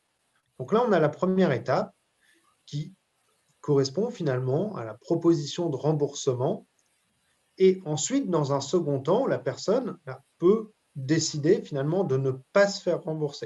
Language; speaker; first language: French; native; French